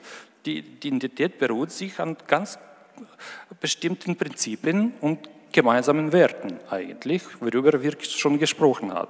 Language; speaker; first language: German; non-native, fluent; Ukrainian